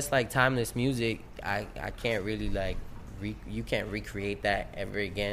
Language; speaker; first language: English; early bilingual, other home language; Spanish